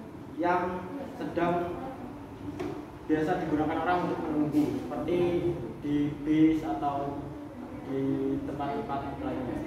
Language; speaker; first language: Indonesian; native; Indonesian